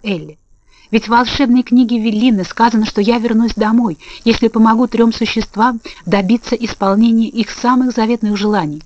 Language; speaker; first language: Russian; native; Russian